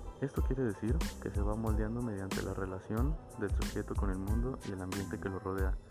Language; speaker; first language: Spanish; native; Spanish